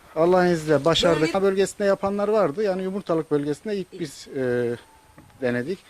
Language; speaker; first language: Turkish; native; Turkish